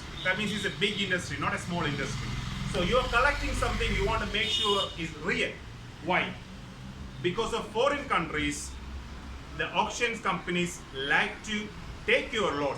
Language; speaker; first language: English; non-native, local second language; Malayalam